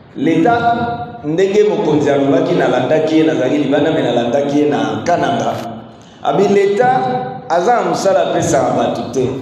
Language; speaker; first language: Lingala; native; Lingala